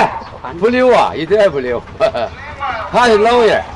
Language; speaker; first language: Chinese; native; Chinese